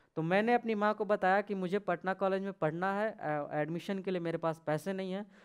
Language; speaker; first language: Hindi; native; Hindi